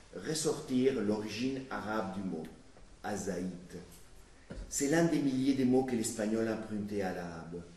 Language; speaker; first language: French; non-native, fluent; Spanish